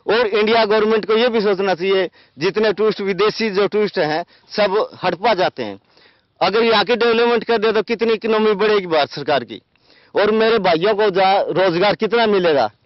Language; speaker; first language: Hindi; native; Hindi